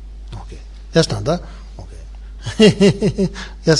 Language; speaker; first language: Russian; non-native, learner; Tibetan